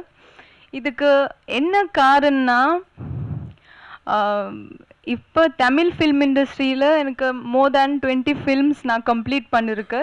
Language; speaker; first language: Tamil; non-native, local second language; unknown